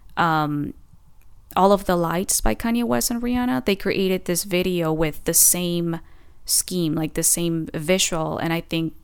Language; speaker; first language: English; non-native, fluent; Spanish